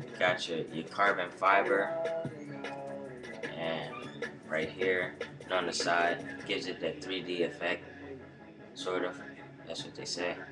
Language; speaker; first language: English; native; English